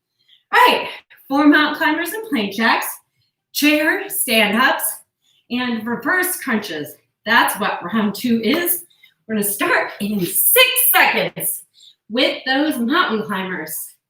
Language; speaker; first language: English; native; English